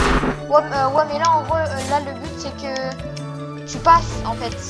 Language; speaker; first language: French; native; French